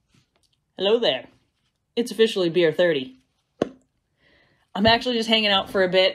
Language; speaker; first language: English; native; English